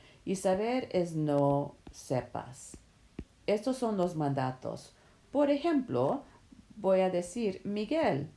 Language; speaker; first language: Spanish; non-native, fluent; English